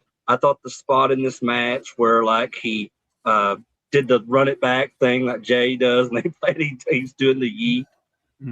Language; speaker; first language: English; native; English